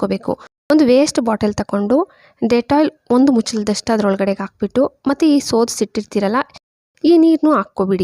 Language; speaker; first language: Kannada; native; Kannada